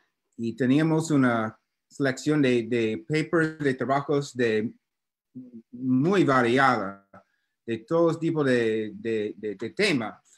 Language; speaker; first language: Spanish; non-native, learner; English